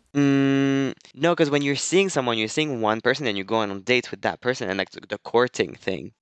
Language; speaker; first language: English; non-native, fluent; French